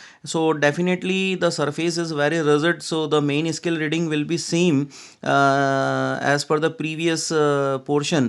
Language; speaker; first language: English; non-native, local second language; Hindi